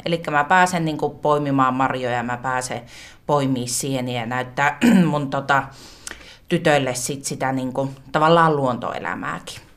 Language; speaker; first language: Finnish; native; Finnish